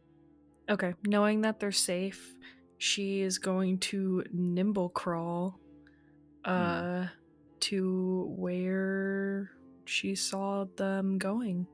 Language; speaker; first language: English; native; English